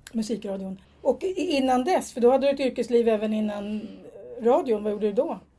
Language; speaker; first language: Swedish; native; Swedish